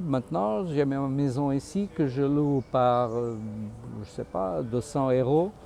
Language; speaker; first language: French; non-native, fluent; Portuguese